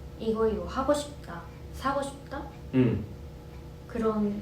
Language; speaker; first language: Korean; non-native, fluent; Japanese